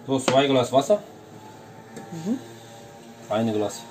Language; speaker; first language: German; non-native, learner; Turkish